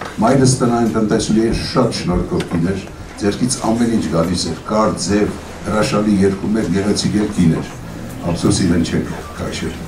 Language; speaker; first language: Armenian; native; Armenian